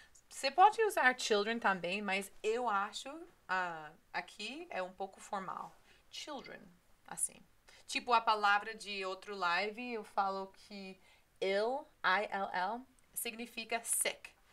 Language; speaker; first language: Portuguese; non-native, learner; English